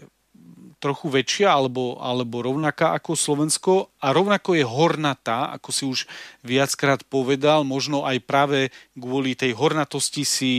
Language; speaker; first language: Slovak; native; Slovak